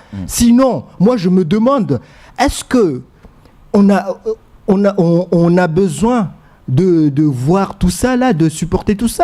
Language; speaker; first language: French; non-native, local second language; Comorian